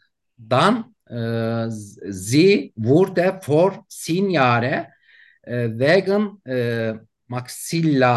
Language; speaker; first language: German; non-native, learner; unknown